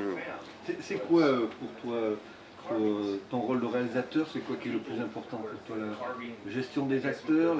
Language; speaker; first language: French; native; French